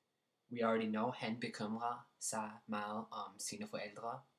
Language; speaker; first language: Danish; non-native, learner; English